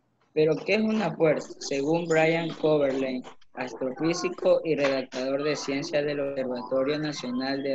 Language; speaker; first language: Spanish; native; Spanish